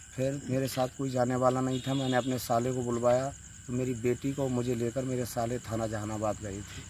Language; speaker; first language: Hindi; native; Hindi